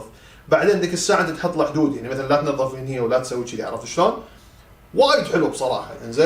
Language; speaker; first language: Arabic; native; Arabic